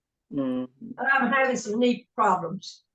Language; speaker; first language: English; native; English